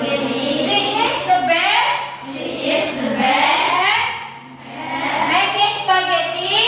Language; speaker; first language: English; non-native, learner; Indonesian